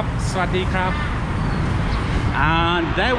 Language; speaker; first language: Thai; non-native, learner; English